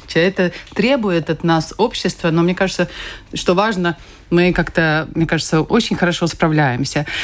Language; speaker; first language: Russian; non-native, fluent; Latvian